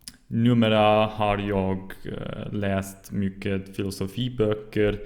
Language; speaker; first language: Swedish; non-native, learner; German